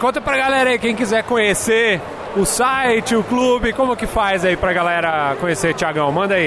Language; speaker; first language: Portuguese; native; Portuguese